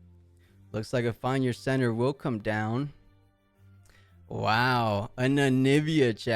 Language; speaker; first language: English; native; English